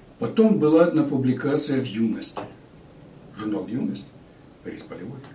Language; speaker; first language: Russian; native; Russian